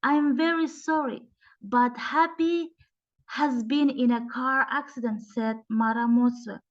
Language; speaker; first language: English; non-native, fluent; Kazakh